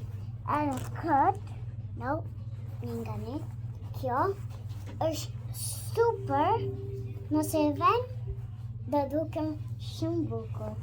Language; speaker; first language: Albanian; early bilingual, heritage; Albanian